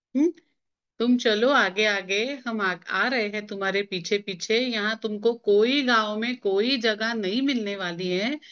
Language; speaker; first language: Hindi; non-native, local second language; Marathi